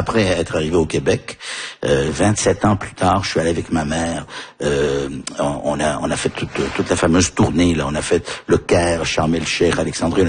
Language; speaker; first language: French; early bilingual, other home language; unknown